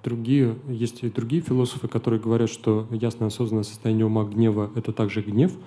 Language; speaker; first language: Russian; native; Russian